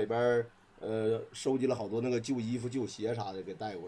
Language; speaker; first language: Chinese; native; Chinese